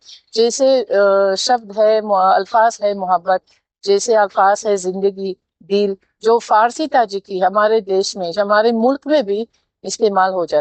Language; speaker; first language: Hindi; non-native, fluent; Tajik